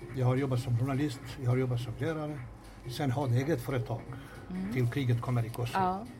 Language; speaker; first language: Swedish; non-native, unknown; Albanian